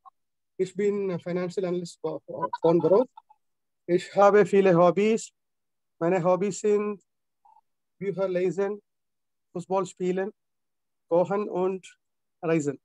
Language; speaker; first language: German; non-native, learner; Malayalam